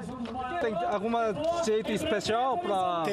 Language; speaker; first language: Portuguese; non-native, learner; Korean